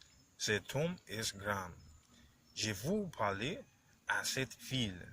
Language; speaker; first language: French; non-native, learner; Spanish